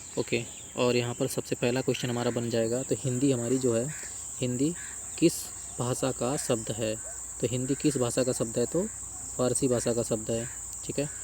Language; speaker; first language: Hindi; native; Hindi